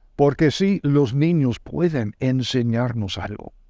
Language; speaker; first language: Spanish; non-native, fluent; English